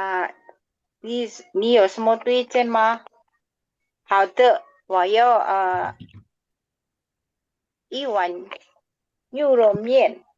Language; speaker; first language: Chinese; non-native, learner; Indonesian